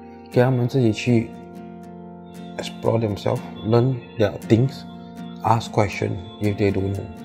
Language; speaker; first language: English; non-native, local second language; Chinese